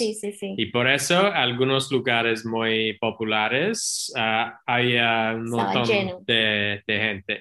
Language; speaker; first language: Spanish; non-native, learner; English